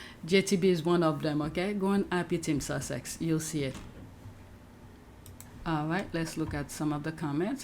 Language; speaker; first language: English; native; English